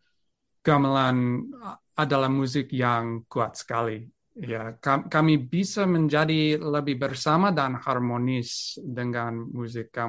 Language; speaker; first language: Indonesian; non-native, fluent; English